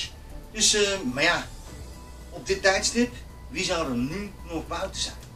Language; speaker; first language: Dutch; native; Dutch